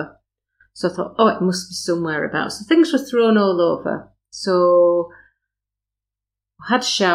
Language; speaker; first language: English; native; English